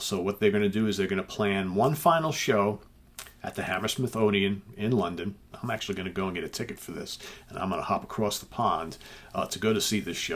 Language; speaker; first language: English; native; English